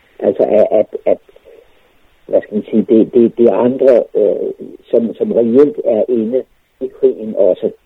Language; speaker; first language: Danish; native; Danish